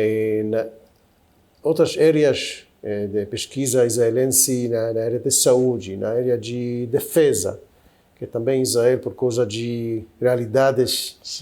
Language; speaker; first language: Portuguese; non-native, fluent; Hebrew